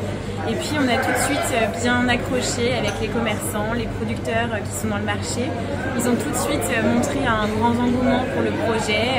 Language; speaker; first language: French; native; French